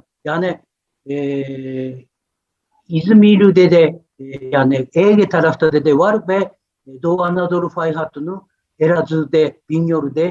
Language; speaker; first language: Turkish; non-native, fluent; Japanese